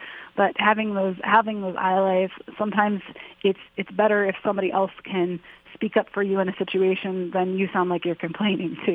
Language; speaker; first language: English; native; English